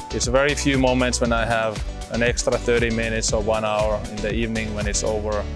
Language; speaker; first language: English; non-native, fluent; Finnish